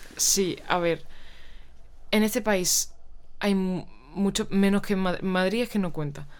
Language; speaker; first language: Spanish; native; Spanish